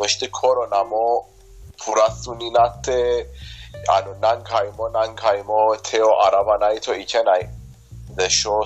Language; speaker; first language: Japanese; non-native, fluent; Persian